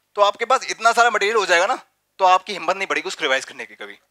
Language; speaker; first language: Hindi; native; Hindi